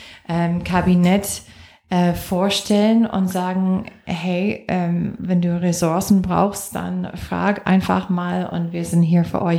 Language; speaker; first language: German; non-native, fluent; English